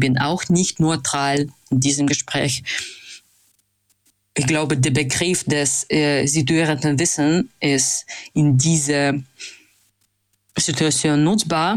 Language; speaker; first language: German; non-native, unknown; Russian